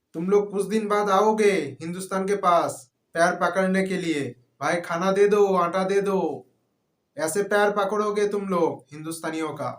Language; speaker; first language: Hindi; non-native, local second language; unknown